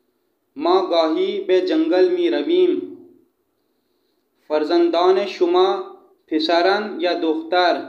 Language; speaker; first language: Persian; non-native, fluent; Urdu